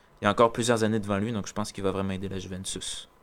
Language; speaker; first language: French; native; French